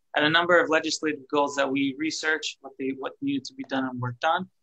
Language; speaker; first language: English; native; English